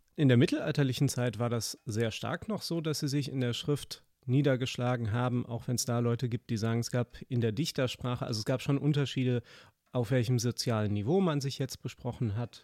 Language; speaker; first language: German; native; German